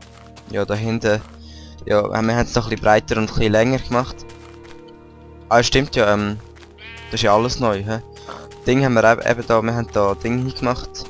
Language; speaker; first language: German; native; German